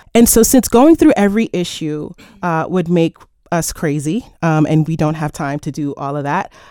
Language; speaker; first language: English; native; English